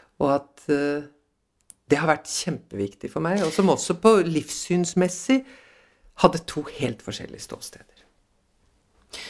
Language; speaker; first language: Norwegian; early bilingual, other home language; Swedish